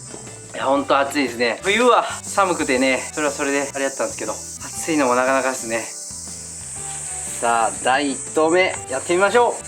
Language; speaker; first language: Japanese; native; Japanese